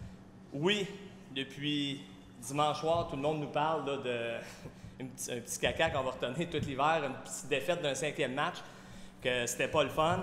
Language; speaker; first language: French; native; French